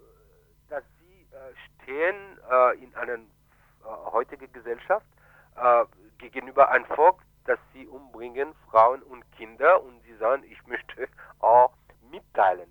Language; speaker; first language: German; non-native, fluent; Haitian Creole